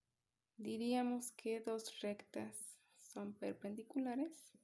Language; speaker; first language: Spanish; native; Spanish